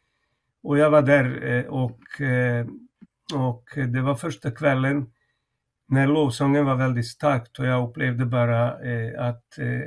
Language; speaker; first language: Swedish; non-native, fluent; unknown